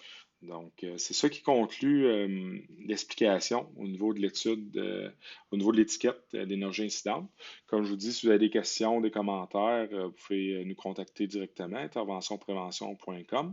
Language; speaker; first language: French; native; French